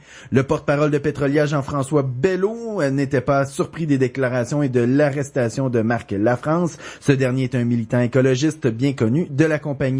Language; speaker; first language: French; native; French